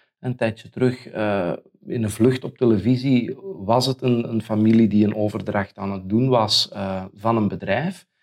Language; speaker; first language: Dutch; native; Dutch